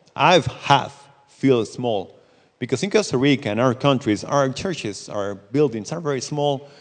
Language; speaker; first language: English; non-native, fluent; Spanish